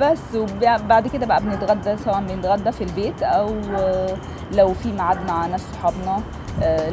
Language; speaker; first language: Arabic; native; Arabic